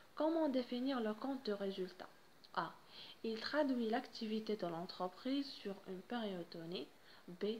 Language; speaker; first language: French; non-native, local second language; Arabic